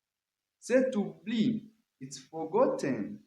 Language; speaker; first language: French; non-native, learner; Kinyarwanda